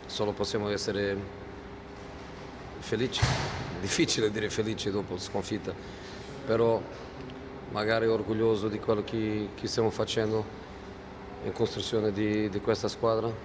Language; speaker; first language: Italian; non-native, fluent; Portuguese